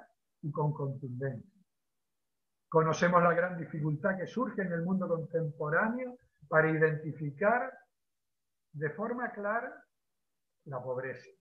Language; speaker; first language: Spanish; native; Spanish